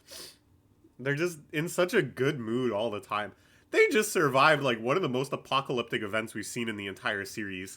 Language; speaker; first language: English; native; English